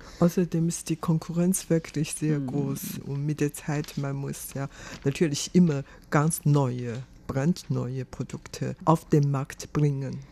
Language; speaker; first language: German; non-native, fluent; Chinese